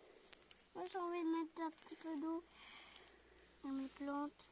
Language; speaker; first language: French; native; French